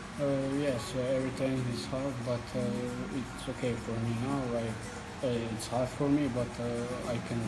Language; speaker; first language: English; non-native, learner; Croatian